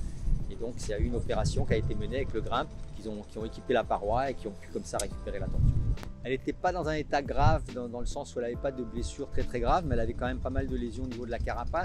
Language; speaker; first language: French; native; French